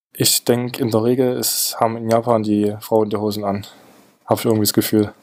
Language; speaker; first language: German; native; German